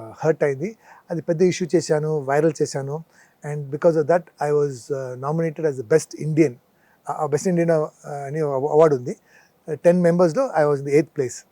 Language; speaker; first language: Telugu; non-native, local second language; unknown